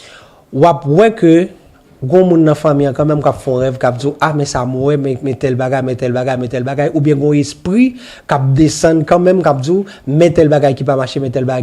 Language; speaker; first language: Haitian Creole; native; Haitian Creole